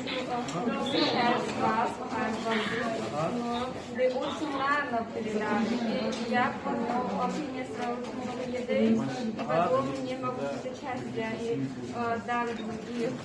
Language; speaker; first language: Russian; non-native, learner; Chinese